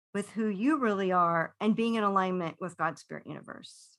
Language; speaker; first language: English; native; English